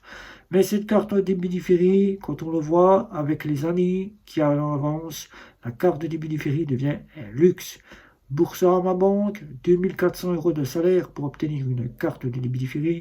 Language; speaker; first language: French; native; French